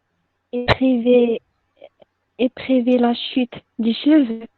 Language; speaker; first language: French; non-native, learner; Arabic